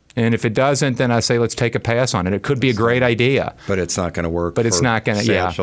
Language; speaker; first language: English; native; English